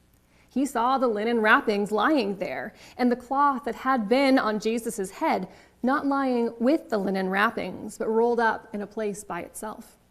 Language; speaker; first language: English; native; English